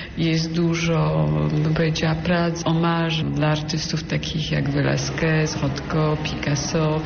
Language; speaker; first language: Polish; early bilingual, heritage; Polish